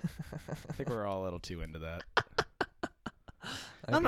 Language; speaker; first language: English; native; English